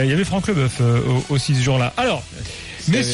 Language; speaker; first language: French; native; French